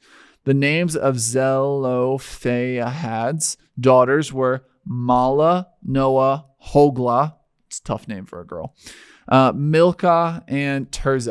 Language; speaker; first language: English; native; English